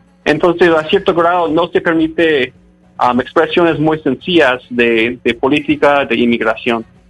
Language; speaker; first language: Spanish; non-native, fluent; English